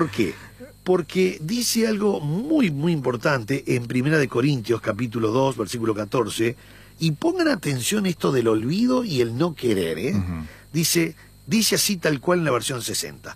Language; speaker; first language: Spanish; native; Spanish